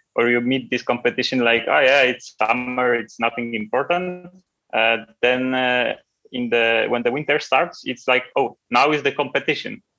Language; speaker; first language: English; non-native, fluent; Polish